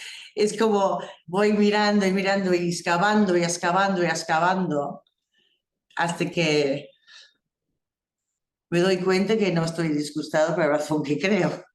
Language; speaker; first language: Spanish; non-native, fluent; English